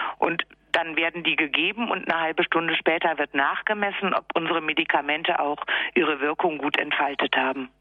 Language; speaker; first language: German; native; German